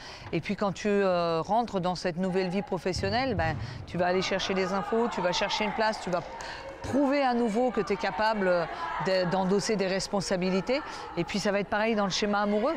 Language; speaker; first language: French; native; French